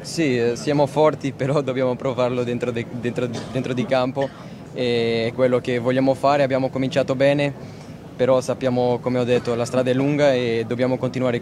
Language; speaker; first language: Italian; non-native, fluent; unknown